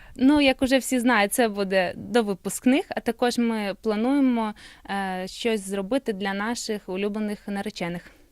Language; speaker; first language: Ukrainian; native; Ukrainian